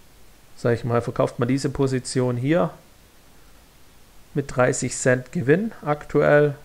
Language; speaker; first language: German; native; German